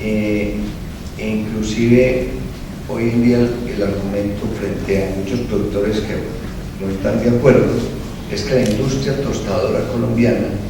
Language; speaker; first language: Spanish; native; Spanish